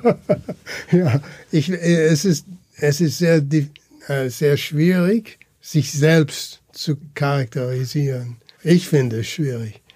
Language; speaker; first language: German; early bilingual, heritage; German